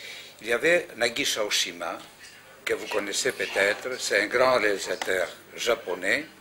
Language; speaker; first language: French; non-native, fluent; Greek